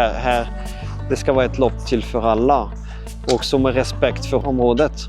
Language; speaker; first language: Swedish; non-native, fluent; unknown